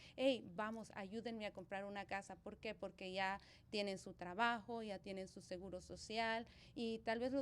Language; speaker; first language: Spanish; early bilingual, other home language; English